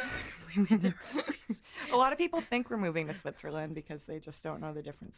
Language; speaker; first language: English; native; English